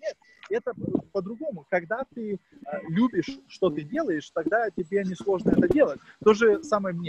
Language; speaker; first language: Russian; non-native, fluent; Lithuanian